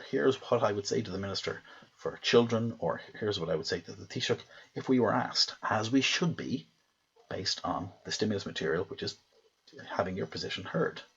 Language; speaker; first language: English; native; English